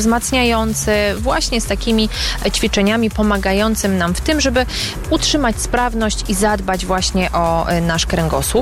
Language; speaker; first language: Polish; native; Polish